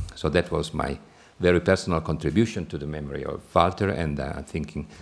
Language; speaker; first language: English; non-native, fluent; Italian